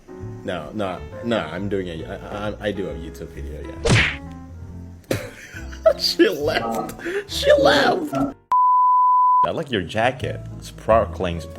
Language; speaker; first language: English; non-native, fluent; Indonesian